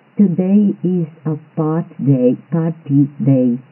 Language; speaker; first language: English; non-native, fluent; Portuguese